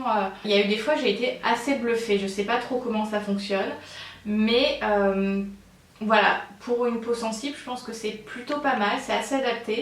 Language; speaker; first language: French; native; French